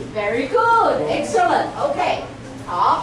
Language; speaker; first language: English; non-native, fluent; Chinese